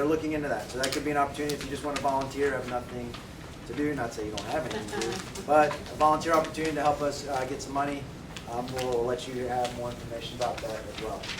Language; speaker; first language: English; native; English